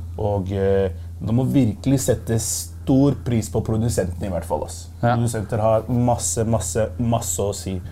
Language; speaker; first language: Norwegian; early bilingual, other home language; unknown